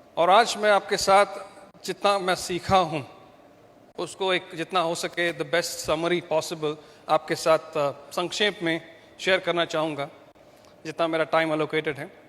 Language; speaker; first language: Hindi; non-native, local second language; Malayalam